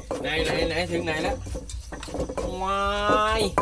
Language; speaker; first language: Thai; native; Thai